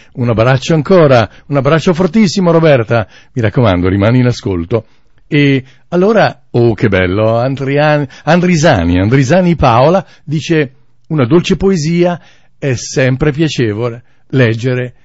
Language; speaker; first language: Italian; native; Italian